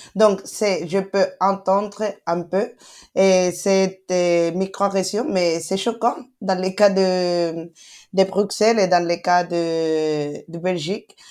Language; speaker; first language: French; non-native, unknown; Spanish